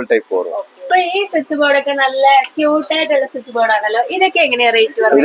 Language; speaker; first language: Malayalam; native; Malayalam